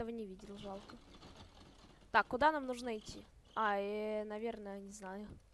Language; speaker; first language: Russian; native; Russian